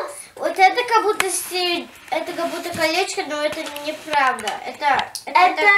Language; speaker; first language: Russian; early bilingual, heritage; Russian